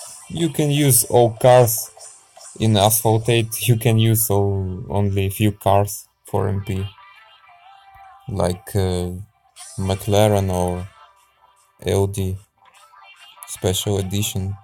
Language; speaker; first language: English; non-native, learner; Russian